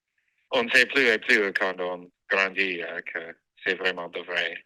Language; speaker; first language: French; non-native, fluent; English